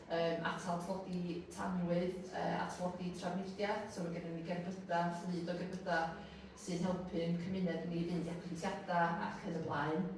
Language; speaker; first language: Welsh; native; Welsh